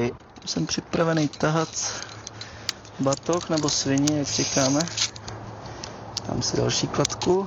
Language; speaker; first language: Czech; native; Czech